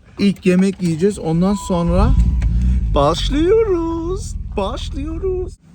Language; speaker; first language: Turkish; early bilingual, heritage; Turkish